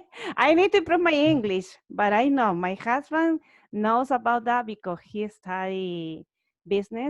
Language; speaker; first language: English; non-native, learner; Spanish